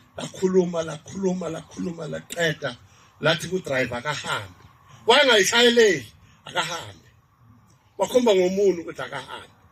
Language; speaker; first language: Zulu; native; Zulu